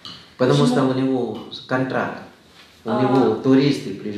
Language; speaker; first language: Russian; non-native, fluent; Thai